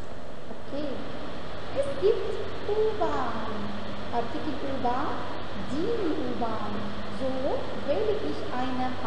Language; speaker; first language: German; non-native, fluent; Arabic